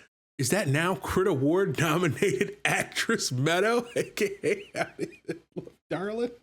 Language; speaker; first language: English; native; English